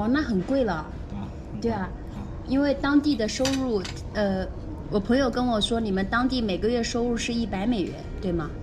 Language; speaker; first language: Chinese; native; Chinese